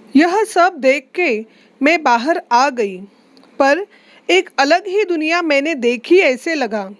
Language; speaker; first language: Hindi; non-native, local second language; Marathi